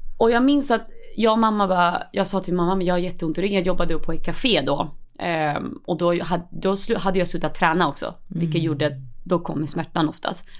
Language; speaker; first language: Swedish; early bilingual, other home language; Spanish